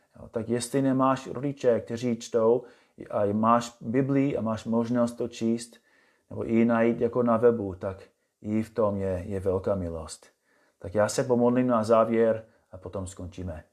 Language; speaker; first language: Czech; non-native, fluent; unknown